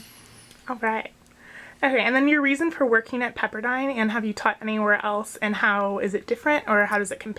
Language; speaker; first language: English; native; English